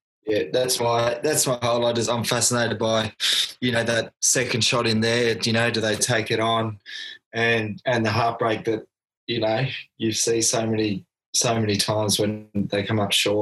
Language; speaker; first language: English; native; English